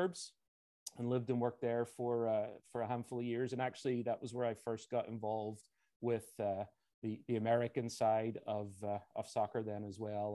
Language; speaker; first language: English; native; English